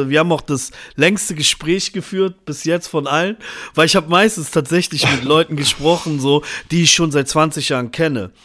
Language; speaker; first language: German; native; German